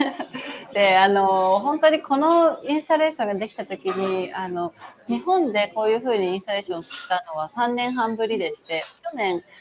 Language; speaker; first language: Japanese; native; Japanese